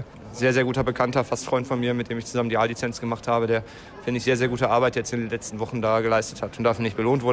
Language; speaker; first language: German; native; German